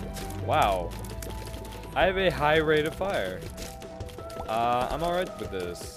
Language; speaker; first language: English; native; English